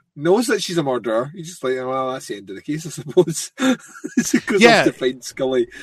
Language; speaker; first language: English; native; English